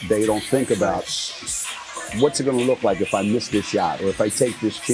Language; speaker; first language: English; native; English